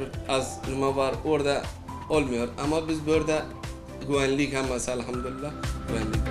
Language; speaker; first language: Turkish; non-native, learner; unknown